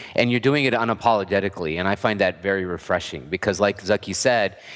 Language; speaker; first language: English; native; English